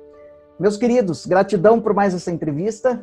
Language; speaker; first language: Portuguese; native; Portuguese